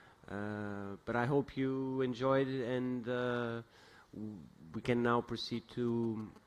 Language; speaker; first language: English; non-native, fluent; Portuguese